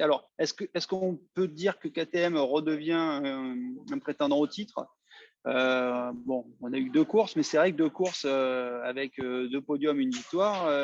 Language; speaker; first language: French; native; French